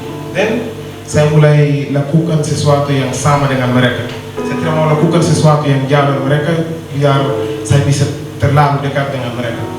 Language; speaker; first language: Indonesian; non-native, learner; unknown